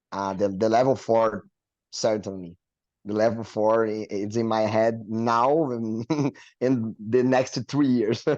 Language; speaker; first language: English; non-native, learner; Portuguese